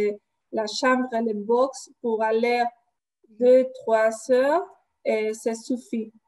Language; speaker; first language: French; non-native, fluent; Spanish